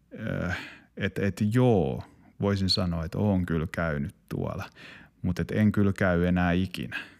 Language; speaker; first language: Finnish; native; Finnish